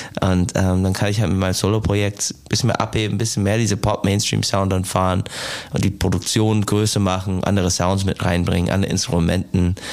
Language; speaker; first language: German; non-native, fluent; English